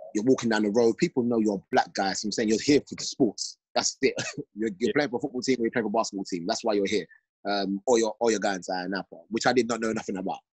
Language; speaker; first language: English; native; English